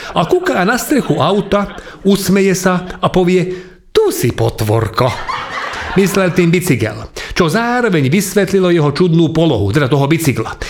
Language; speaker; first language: Slovak; non-native, local second language; Hungarian